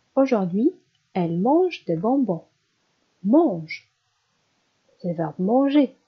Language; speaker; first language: French; non-native, local second language; Arabic